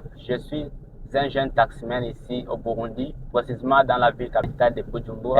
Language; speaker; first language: French; non-native, local second language; Rundi